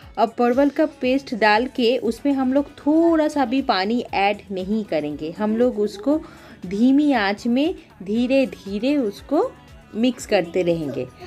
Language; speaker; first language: Hindi; non-native, local second language; Bangla